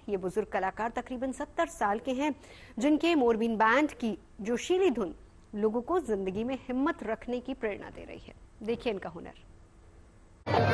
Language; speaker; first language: Hindi; native; Hindi